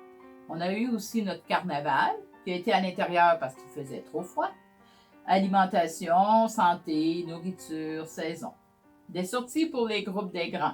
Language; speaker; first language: French; native; French